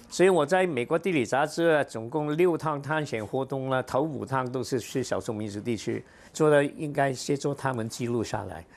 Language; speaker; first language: Chinese; non-native, local second language; Cantonese